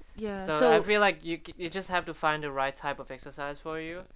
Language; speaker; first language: English; non-native, local second language; Chinese